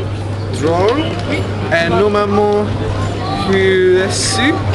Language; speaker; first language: French; non-native, learner; English